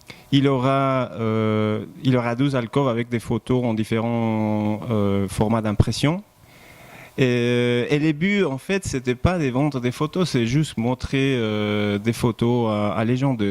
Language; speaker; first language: French; non-native, fluent; Spanish